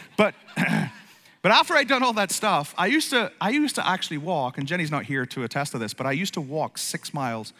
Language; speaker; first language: English; native; English